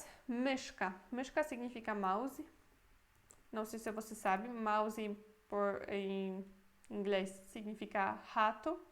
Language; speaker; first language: Portuguese; non-native, fluent; Polish